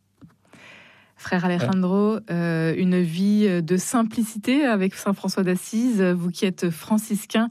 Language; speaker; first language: French; native; French